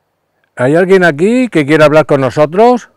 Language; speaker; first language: Spanish; native; Spanish